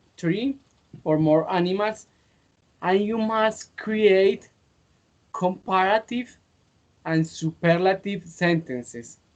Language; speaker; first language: English; non-native, fluent; Spanish